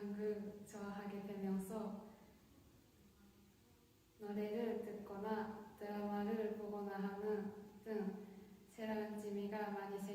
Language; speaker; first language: Korean; non-native, fluent; Japanese